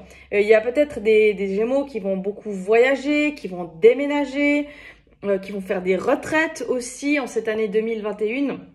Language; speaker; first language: French; native; French